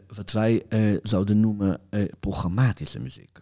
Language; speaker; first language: Dutch; non-native, fluent; Hebrew